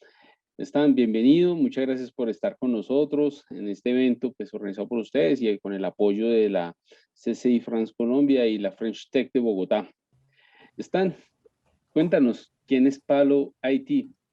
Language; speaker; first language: Spanish; native; Spanish